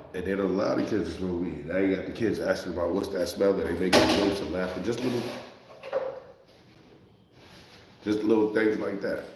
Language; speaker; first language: English; native; English